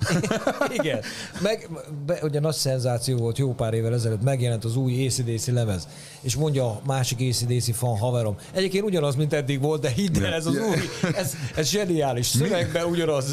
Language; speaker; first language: Hungarian; native; Hungarian